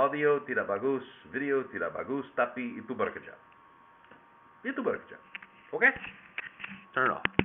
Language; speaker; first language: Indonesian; non-native, learner; English